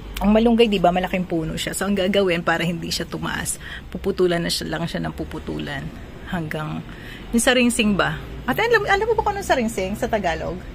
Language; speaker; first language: Filipino; non-native, local second language; Cebuano